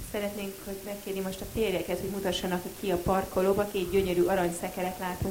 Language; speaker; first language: Hungarian; native; Hungarian